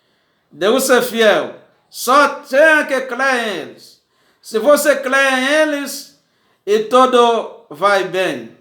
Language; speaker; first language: Portuguese; non-native, learner; Haitian Creole